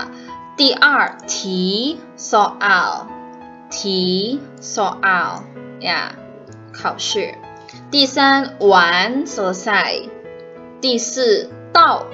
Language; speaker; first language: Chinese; non-native, fluent; Indonesian